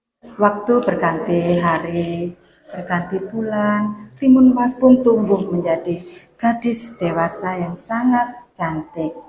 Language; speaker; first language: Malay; non-native, local second language; Javanese